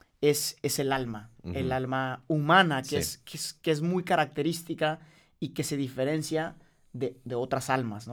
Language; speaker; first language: Spanish; native; Spanish